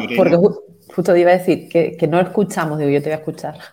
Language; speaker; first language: Spanish; native; Spanish